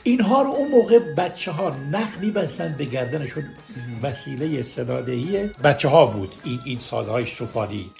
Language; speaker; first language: Persian; native; Persian